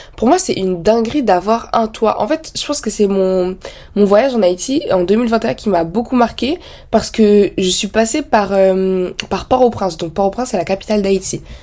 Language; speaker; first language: French; native; French